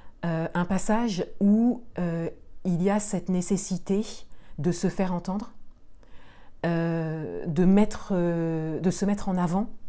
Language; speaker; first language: French; native; French